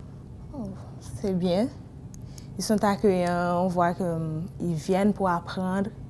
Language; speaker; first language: French; non-native, local second language; Haitian Creole